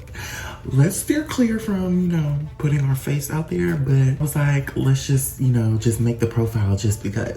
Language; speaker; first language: English; native; English